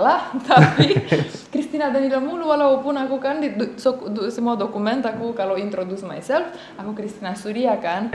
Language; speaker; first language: Indonesian; non-native, fluent; Romanian